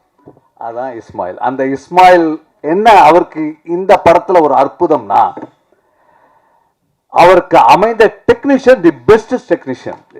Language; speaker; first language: Tamil; native; Tamil